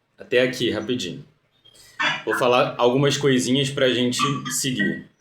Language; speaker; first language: Portuguese; native; Portuguese